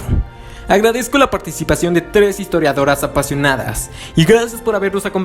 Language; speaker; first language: Spanish; native; Spanish